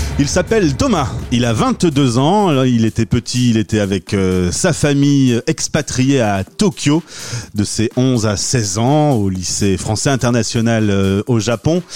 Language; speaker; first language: French; native; French